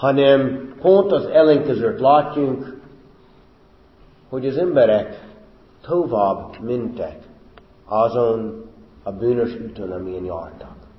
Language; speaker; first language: Hungarian; non-native, fluent; English